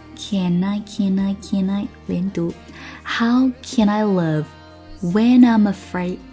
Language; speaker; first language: English; non-native, fluent; Chinese